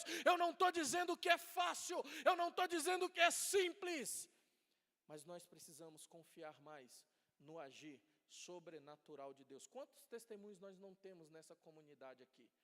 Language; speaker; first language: Portuguese; native; Portuguese